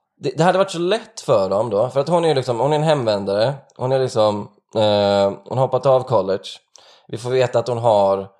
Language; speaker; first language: Swedish; native; Swedish